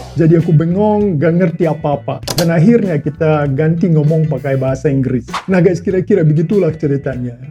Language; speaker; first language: Indonesian; non-native, fluent; Russian